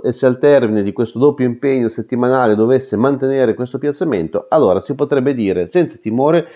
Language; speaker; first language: Italian; native; Italian